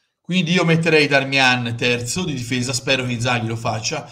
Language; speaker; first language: Italian; native; Italian